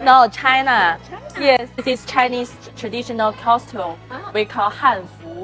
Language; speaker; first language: English; non-native, fluent; Chinese